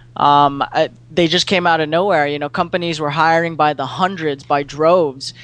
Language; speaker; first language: English; non-native, local second language; Filipino